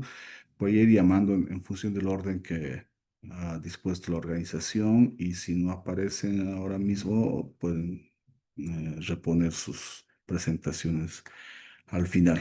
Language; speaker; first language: Spanish; native; Spanish